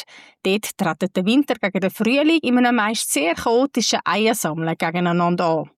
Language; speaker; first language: German; native; German